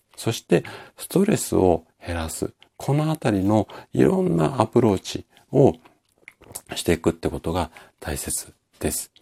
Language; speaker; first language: Japanese; native; Japanese